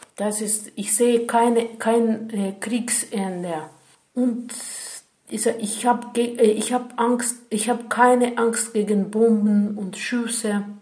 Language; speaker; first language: German; non-native, fluent; Russian